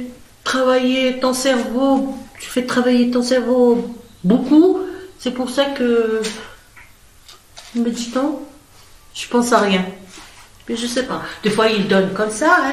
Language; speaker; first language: French; non-native, fluent; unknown